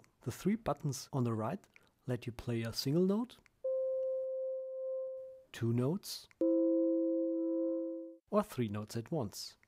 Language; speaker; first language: English; non-native, fluent; German